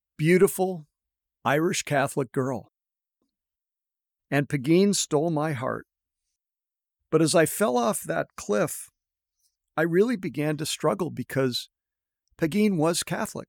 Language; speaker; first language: English; native; English